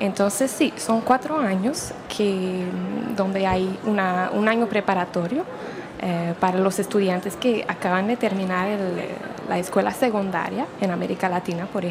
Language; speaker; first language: Spanish; non-native, fluent; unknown